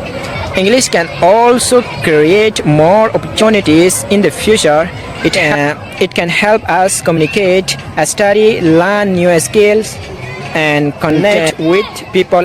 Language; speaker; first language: English; non-native, learner; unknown